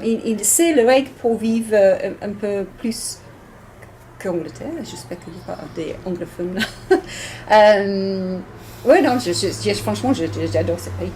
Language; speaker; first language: French; non-native, learner; English